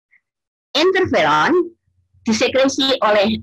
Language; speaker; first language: Indonesian; native; Indonesian